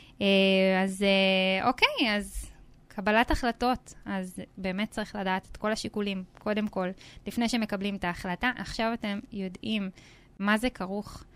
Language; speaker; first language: Hebrew; native; Hebrew